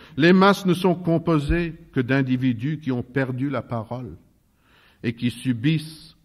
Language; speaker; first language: French; non-native, fluent; Russian